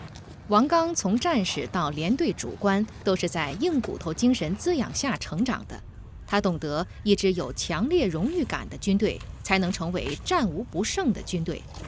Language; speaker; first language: Chinese; native; Chinese